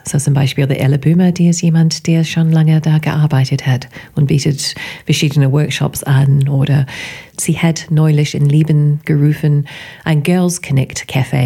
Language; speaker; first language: German; non-native, fluent; English